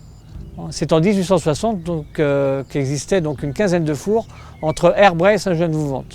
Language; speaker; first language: French; native; French